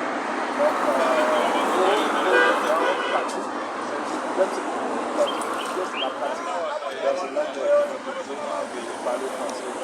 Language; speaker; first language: French; non-native, learner; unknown